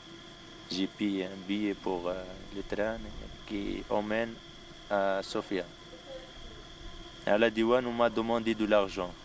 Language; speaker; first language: French; non-native, local second language; Arabic